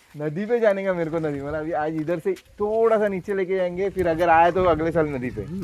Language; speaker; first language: Hindi; non-native, local second language; Marathi